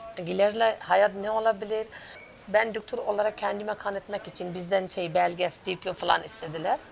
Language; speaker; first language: Turkish; non-native, learner; Persian